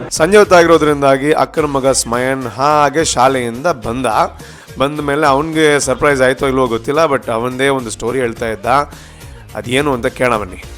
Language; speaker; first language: Kannada; non-native, local second language; Tulu